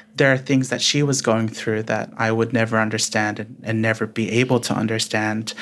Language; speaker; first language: English; early bilingual, other home language; Filipino